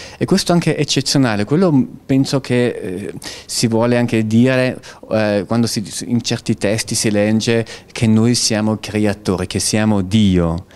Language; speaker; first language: Italian; non-native, fluent; German